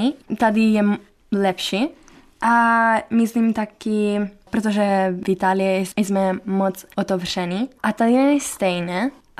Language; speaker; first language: Czech; non-native, learner; Italian